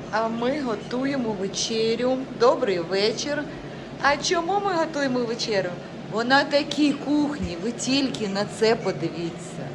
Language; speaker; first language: Ukrainian; native; Ukrainian